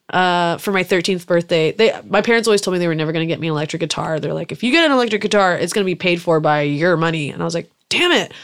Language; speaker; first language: English; early bilingual, other home language; German